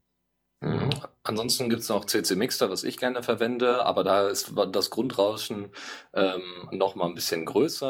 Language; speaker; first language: German; native; German